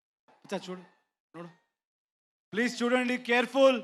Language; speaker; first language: Telugu; non-native, learner; Kannada